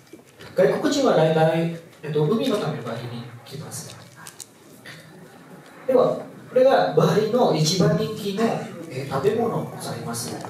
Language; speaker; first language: Japanese; non-native, fluent; Indonesian